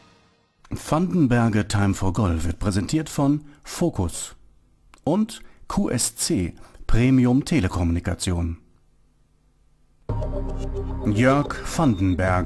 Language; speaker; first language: German; native; German